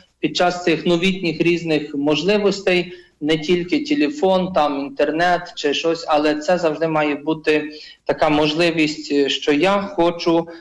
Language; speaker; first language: Ukrainian; non-native, fluent; Polish